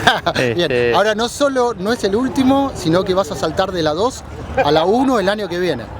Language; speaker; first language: Spanish; native; Spanish